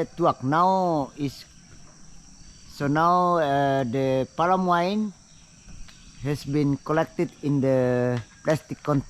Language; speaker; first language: English; non-native, fluent; Indonesian